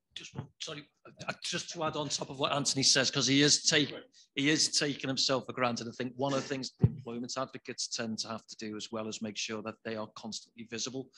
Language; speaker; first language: English; native; English